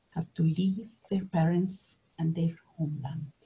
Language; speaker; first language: English; non-native, learner; Persian